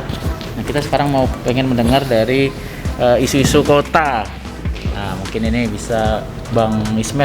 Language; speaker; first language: Indonesian; native; Indonesian